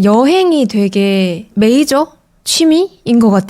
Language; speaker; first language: Korean; native; Korean